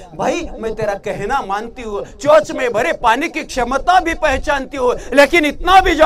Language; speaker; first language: Hindi; non-native, local second language; Marathi